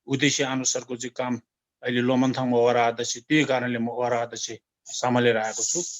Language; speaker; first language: Nepali; non-native, local second language; Tibetan